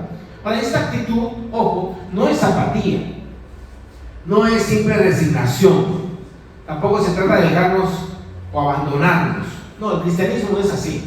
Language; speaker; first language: Spanish; native; Spanish